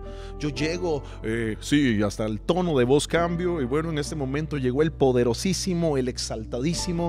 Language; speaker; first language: Spanish; native; Spanish